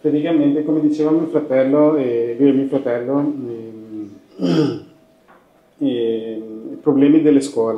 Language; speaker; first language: Italian; early bilingual, other home language; Bangla